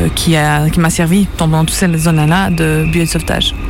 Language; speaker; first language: French; early bilingual, other home language; Serbian